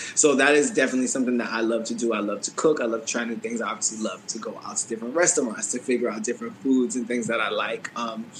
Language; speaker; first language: English; native; English